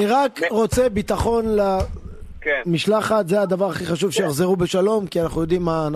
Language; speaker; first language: Hebrew; native; Hebrew